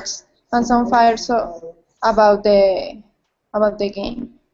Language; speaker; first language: English; non-native, learner; Spanish